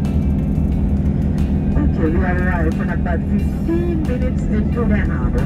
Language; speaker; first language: English; non-native, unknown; Spanish